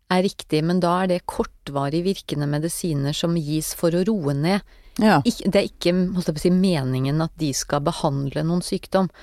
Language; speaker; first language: Norwegian; native; Norwegian